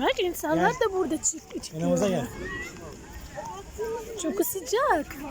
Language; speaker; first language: Turkish; non-native, learner; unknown